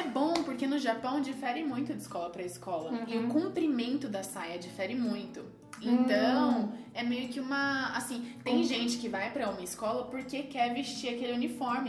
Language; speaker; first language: Portuguese; early bilingual, heritage; Portuguese